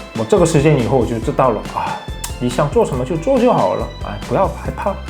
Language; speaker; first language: Chinese; non-native, fluent; Korean